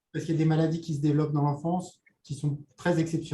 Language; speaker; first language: French; native; French